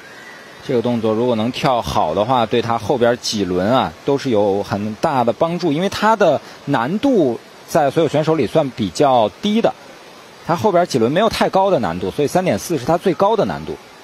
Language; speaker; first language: Chinese; native; Chinese